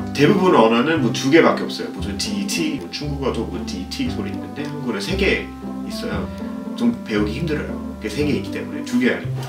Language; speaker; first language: Korean; non-native, fluent; English